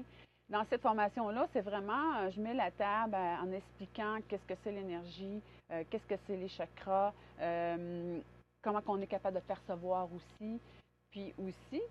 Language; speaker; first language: French; native; French